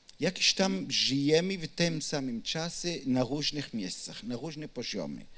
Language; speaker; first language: Polish; non-native, learner; Hebrew